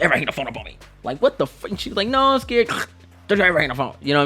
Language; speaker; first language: English; native; English